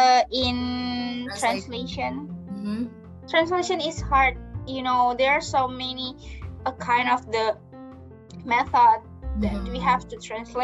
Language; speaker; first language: English; non-native, learner; Indonesian